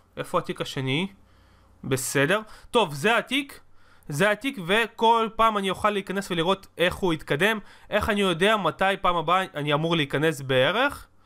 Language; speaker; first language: Hebrew; native; Hebrew